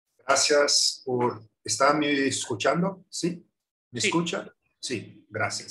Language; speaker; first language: Spanish; non-native, learner; Portuguese